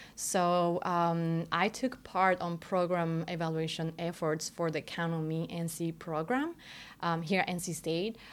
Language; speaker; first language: English; non-native, fluent; Spanish